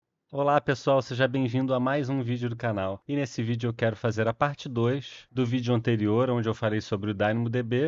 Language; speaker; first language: Portuguese; native; Portuguese